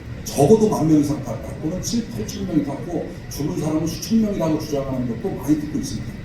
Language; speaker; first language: Korean; native; Korean